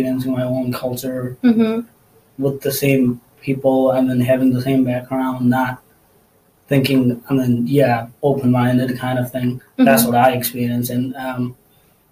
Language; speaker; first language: English; non-native, local second language; Nepali